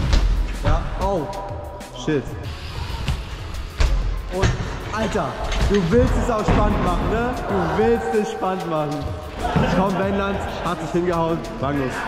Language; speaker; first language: German; native; German